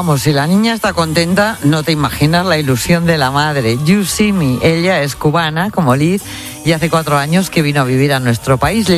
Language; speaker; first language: Spanish; native; Spanish